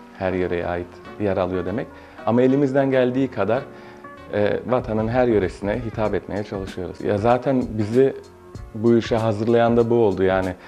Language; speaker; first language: Turkish; early bilingual, heritage; Turkish